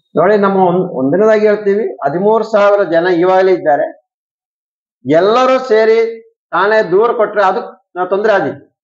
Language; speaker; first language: Kannada; native; Kannada